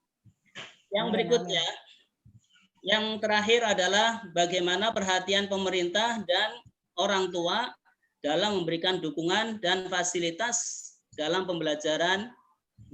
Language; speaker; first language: Indonesian; native; Indonesian